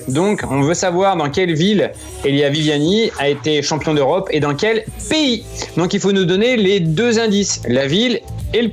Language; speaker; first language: French; native; French